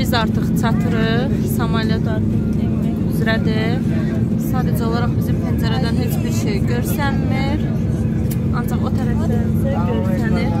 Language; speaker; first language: Azerbaijani; early bilingual, heritage; Azerbaijani